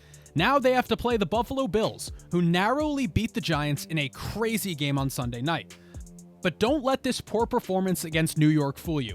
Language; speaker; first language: English; native; English